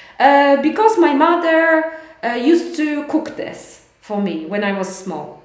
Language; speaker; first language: English; non-native, fluent; Polish